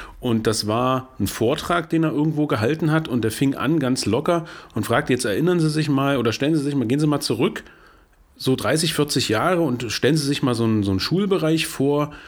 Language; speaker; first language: German; native; German